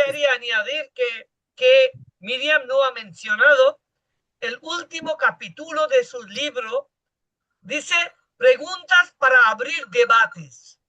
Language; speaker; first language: Spanish; non-native, fluent; Bangla